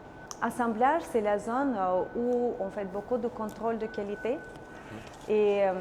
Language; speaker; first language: French; non-native, learner; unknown